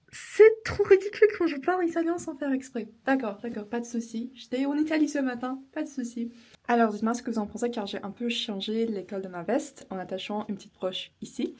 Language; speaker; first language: French; non-native, fluent; Turkish